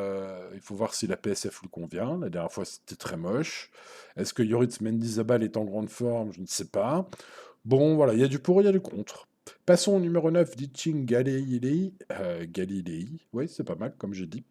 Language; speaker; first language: French; native; French